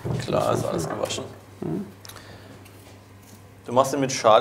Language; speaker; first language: German; native; German